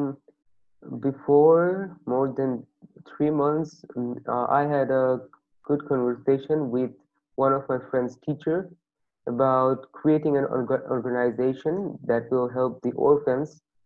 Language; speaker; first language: English; non-native, local second language; Bangla